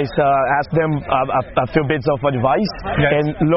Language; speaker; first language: English; non-native, fluent; Portuguese